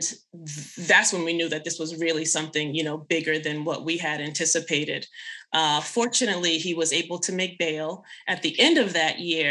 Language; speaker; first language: English; native; English